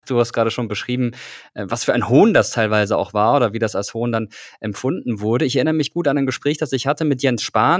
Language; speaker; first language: German; native; German